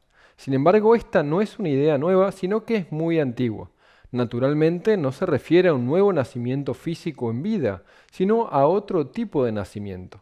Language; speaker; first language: Spanish; native; Spanish